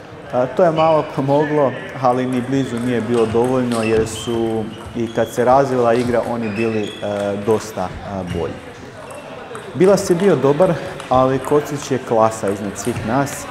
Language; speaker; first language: Croatian; native; Croatian